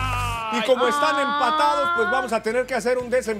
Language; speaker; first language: Spanish; native; Spanish